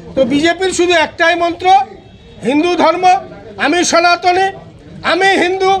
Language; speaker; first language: Hindi; non-native, local second language; Bangla